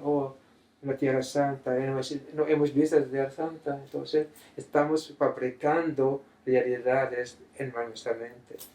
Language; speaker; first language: Spanish; non-native, fluent; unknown